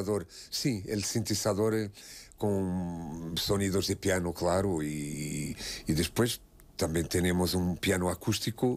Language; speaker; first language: Spanish; non-native, fluent; Portuguese